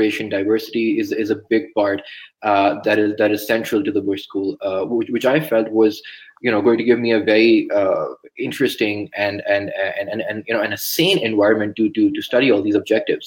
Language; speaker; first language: English; non-native, local second language; Urdu